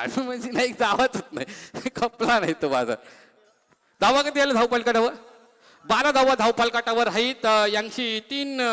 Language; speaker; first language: Marathi; native; Marathi